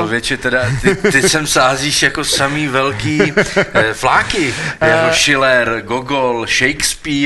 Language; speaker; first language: Czech; native; Czech